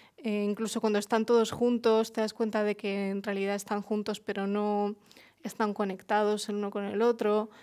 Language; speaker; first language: Spanish; early bilingual, other home language; Russian